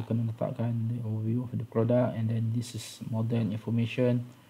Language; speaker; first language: English; non-native, local second language; Malay